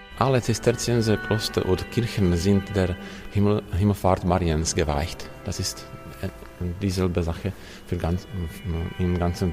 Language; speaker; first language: German; non-native, learner; Czech